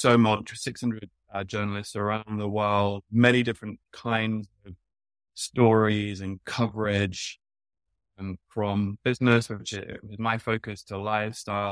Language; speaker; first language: English; native; English